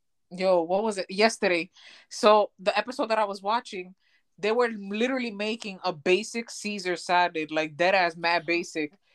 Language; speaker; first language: English; early bilingual, other home language; Spanish